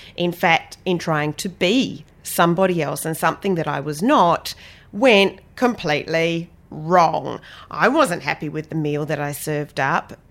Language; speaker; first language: English; native; English